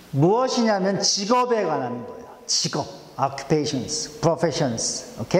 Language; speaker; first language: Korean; non-native, fluent; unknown